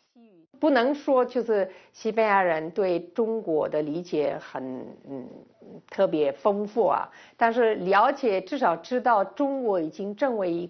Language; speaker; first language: Chinese; non-native, fluent; Spanish